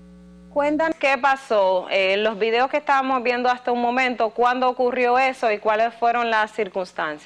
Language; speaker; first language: Spanish; native; Spanish